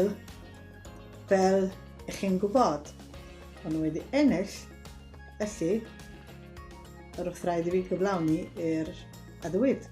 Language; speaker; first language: Welsh; non-native, learner; Slovenian